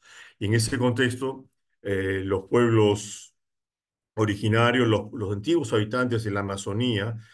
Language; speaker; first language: Spanish; native; Spanish